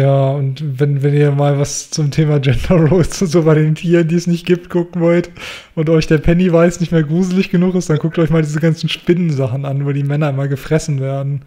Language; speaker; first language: German; native; German